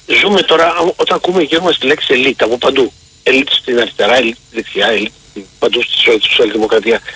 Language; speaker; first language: Greek; native; Greek